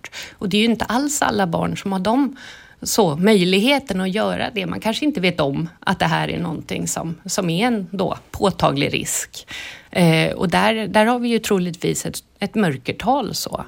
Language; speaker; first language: Swedish; native; Swedish